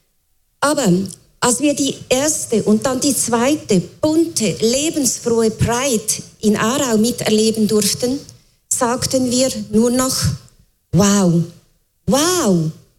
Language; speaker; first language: German; native; German